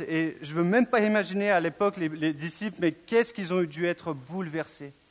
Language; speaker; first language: French; native; French